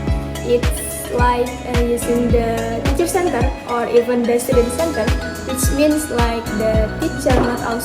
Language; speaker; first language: English; non-native, learner; Indonesian